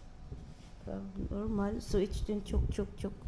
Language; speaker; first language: Turkish; non-native, learner; Filipino